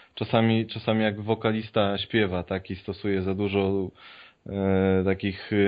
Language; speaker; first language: Polish; native; Polish